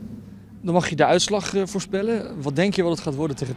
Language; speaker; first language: Dutch; native; Dutch